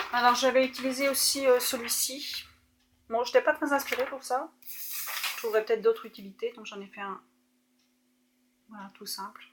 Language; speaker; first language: French; native; French